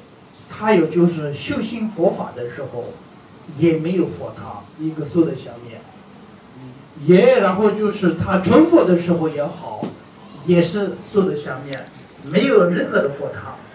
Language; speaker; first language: Chinese; non-native, fluent; Tibetan